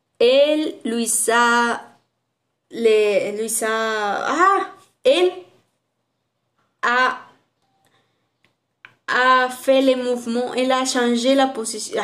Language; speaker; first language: French; non-native, learner; Spanish